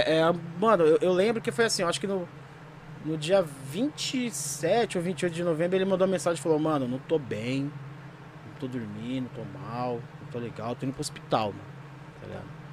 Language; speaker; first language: Portuguese; native; Portuguese